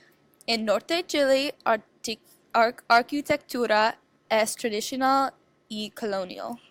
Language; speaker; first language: Spanish; non-native, learner; English